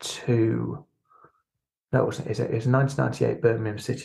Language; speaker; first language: English; native; English